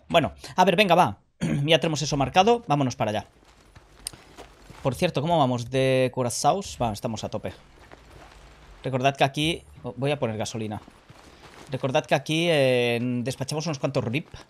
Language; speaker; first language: Spanish; native; Spanish